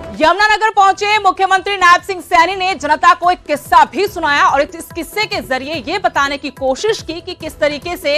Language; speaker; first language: Hindi; native; Hindi